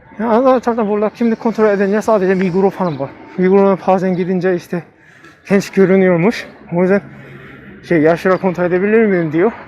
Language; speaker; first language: Turkish; non-native, learner; Korean